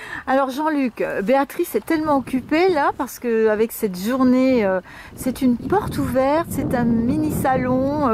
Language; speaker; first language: French; native; French